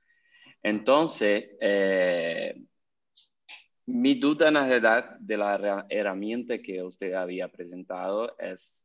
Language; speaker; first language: Spanish; non-native, learner; Portuguese